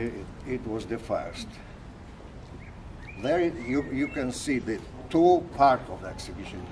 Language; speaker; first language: English; non-native, learner; Polish